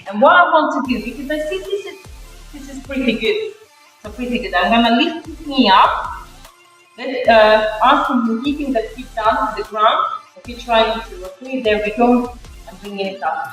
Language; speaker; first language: English; non-native, fluent; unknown